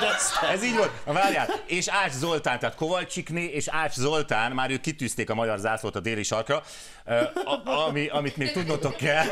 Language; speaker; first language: Hungarian; native; Hungarian